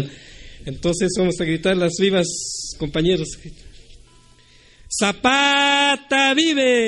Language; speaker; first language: Spanish; non-native, local second language; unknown